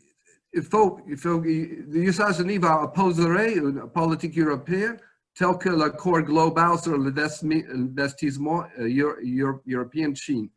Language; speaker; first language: French; non-native, fluent; English